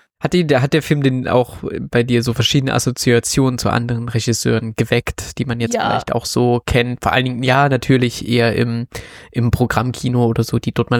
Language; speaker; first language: German; native; German